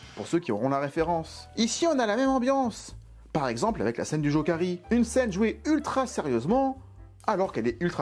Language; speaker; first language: French; native; French